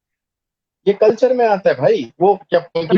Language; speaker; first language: Hindi; native; Hindi